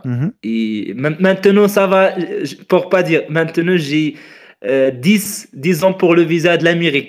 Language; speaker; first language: French; non-native, learner; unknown